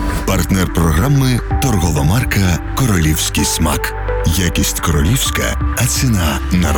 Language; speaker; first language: Ukrainian; native; Ukrainian